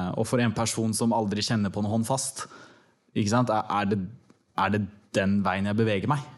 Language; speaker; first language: Norwegian; early bilingual, other home language; Turkish